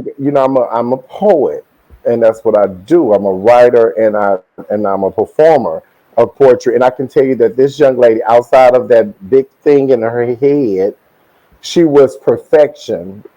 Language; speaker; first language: English; native; English